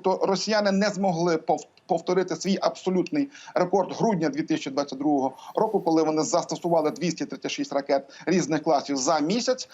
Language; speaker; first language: Ukrainian; native; Ukrainian